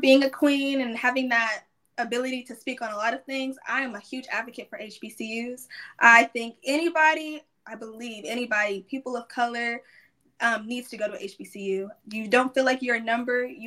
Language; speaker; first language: English; native; English